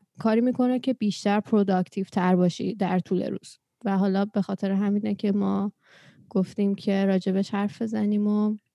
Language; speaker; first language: Persian; native; Persian